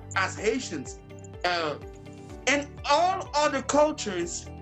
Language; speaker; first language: English; early bilingual, other home language; French